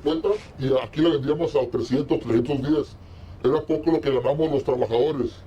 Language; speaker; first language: Spanish; native; Spanish